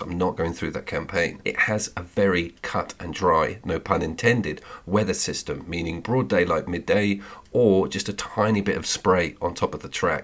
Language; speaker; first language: English; native; English